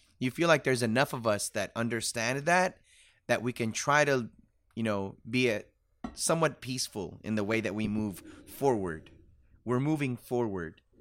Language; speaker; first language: English; early bilingual, other home language; Spanish